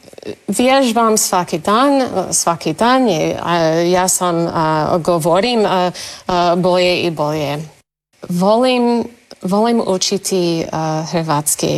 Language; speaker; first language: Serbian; non-native, learner; English